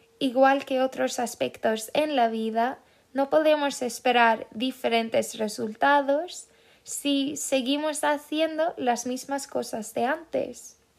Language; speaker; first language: Spanish; non-native, fluent; Swedish